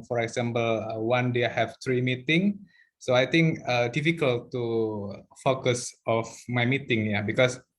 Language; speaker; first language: English; non-native, learner; Indonesian